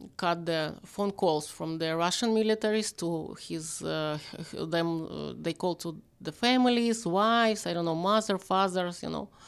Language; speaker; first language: English; non-native, learner; Ukrainian